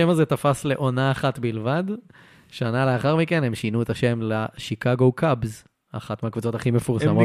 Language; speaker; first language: Hebrew; native; Hebrew